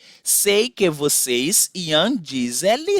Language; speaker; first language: Portuguese; non-native, fluent; Haitian Creole